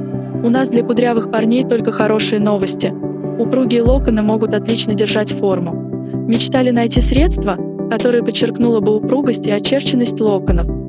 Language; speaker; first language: Russian; native; Russian